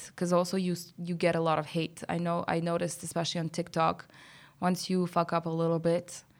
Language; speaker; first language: English; non-native, fluent; Bulgarian